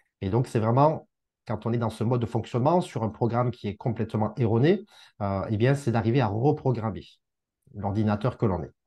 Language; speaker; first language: French; native; French